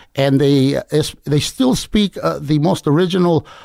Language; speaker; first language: English; native; English